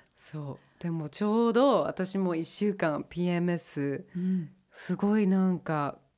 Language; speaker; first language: Japanese; early bilingual, heritage; English